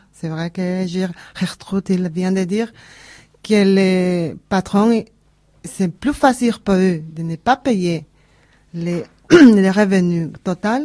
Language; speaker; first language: French; non-native, learner; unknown